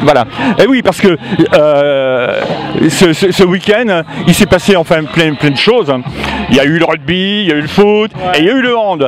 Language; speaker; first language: French; native; French